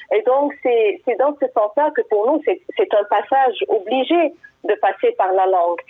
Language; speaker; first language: French; non-native, fluent; Arabic